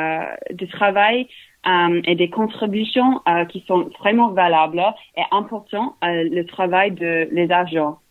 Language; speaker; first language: French; non-native, learner; English